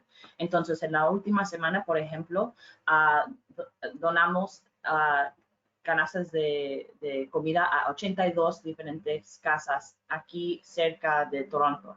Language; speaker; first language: Spanish; non-native, fluent; English